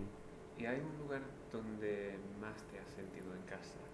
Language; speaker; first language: Spanish; non-native, fluent; English